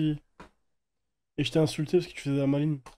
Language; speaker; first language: French; native; French